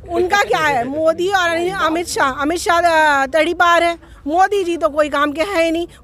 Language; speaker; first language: Hindi; non-native, local second language; Marathi